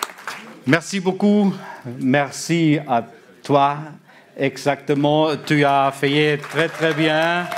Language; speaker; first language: French; non-native, learner; German